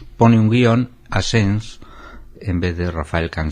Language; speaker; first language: Spanish; native; Spanish